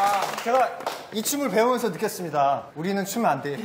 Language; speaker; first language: Korean; native; Korean